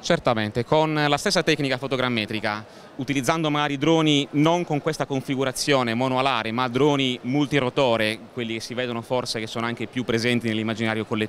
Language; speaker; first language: Italian; native; Italian